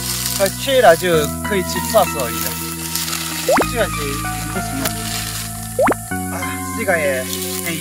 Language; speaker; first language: Chinese; non-native, fluent; Japanese